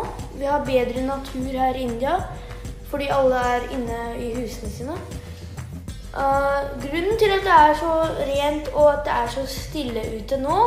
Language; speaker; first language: Norwegian; early bilingual, heritage; Norwegian